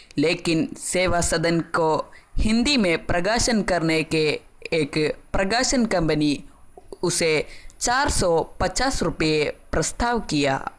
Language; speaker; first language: Hindi; non-native, local second language; Malayalam